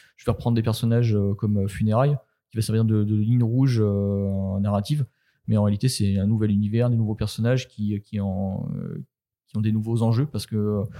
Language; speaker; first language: French; native; French